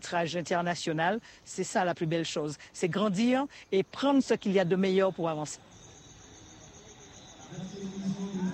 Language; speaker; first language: French; native; French